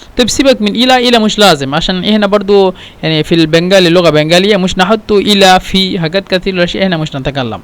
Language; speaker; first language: Arabic; non-native, fluent; Bangla